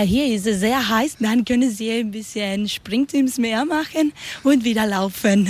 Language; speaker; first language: German; non-native, learner; Spanish